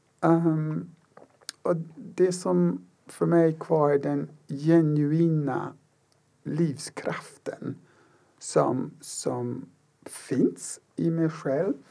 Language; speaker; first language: Swedish; non-native, fluent; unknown